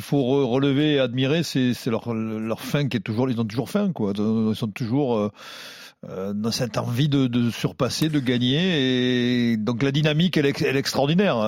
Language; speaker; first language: French; native; French